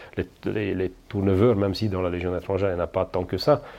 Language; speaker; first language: French; non-native, fluent; Hungarian